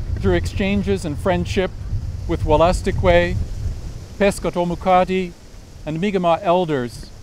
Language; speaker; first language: English; native; English